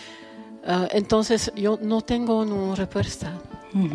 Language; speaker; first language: Spanish; non-native, fluent; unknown